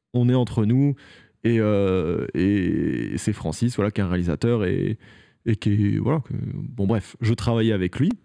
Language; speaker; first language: French; native; French